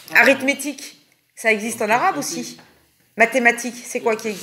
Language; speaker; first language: French; native; French